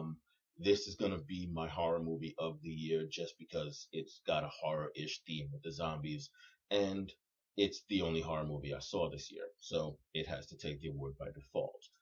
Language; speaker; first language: English; native; English